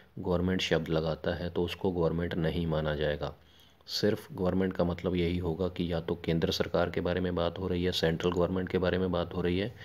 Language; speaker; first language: Hindi; non-native, local second language; Punjabi